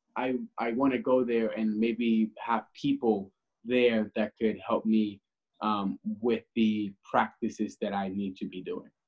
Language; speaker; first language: English; early bilingual, other home language; Spanish